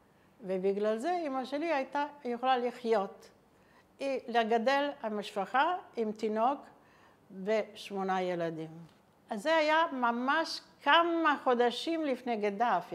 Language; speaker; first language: Hebrew; non-native, fluent; Italian